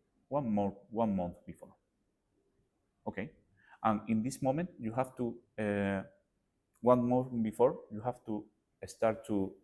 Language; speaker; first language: English; non-native, learner; Spanish